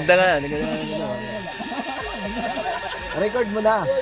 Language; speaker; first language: Filipino; native; Filipino